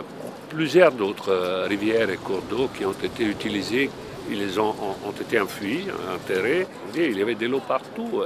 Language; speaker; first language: French; non-native, fluent; Italian